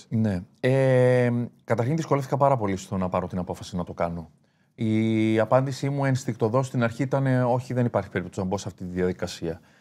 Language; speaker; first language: Greek; native; Greek